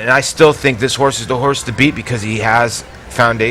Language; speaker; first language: English; native; English